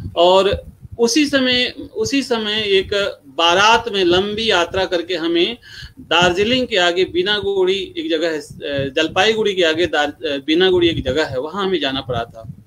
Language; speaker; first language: Hindi; non-native, local second language; Bhojpuri